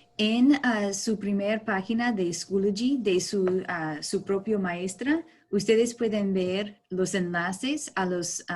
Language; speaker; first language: Spanish; non-native, learner; English